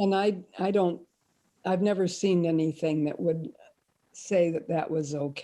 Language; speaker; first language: English; native; English